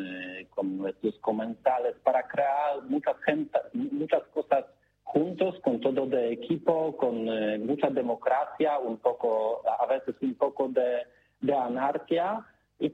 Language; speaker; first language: Spanish; non-native, learner; Polish